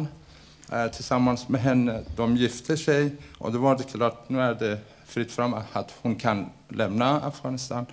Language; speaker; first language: Swedish; non-native, fluent; Persian